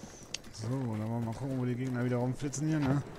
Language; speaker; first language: German; native; German